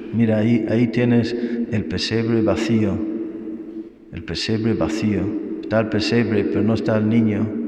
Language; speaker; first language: Spanish; non-native, fluent; English